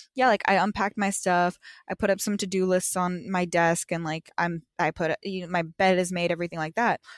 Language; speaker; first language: English; native; English